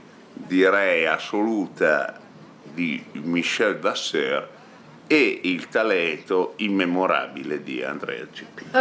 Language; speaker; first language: Italian; native; Italian